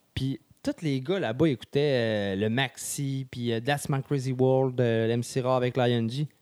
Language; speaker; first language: French; native; French